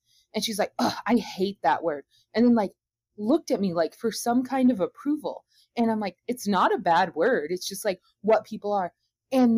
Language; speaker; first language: English; native; English